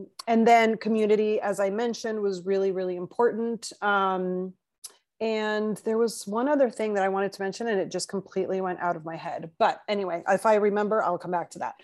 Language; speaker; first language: English; non-native, fluent; Spanish